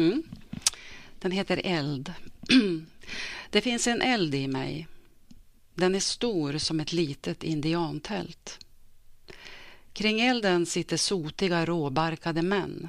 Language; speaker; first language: Swedish; native; Swedish